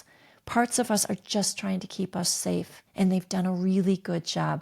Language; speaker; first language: English; native; English